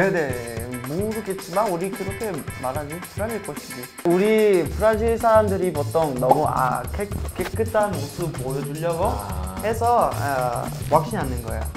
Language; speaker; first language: Korean; non-native, learner; Portuguese